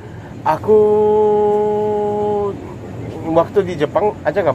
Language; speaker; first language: Indonesian; non-native, learner; Japanese